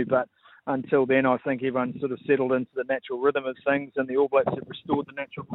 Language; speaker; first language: English; native; English